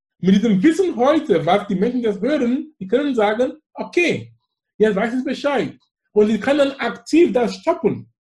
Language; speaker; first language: German; non-native, fluent; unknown